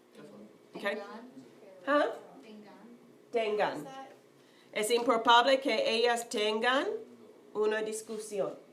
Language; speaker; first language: Spanish; non-native, fluent; English